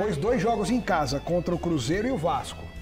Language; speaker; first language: Portuguese; native; Portuguese